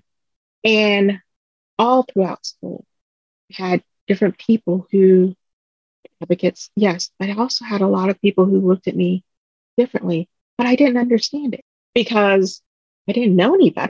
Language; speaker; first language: English; early bilingual, other home language; Vietnamese